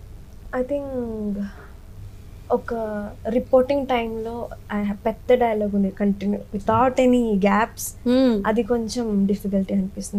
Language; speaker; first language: Telugu; non-native, learner; Malayalam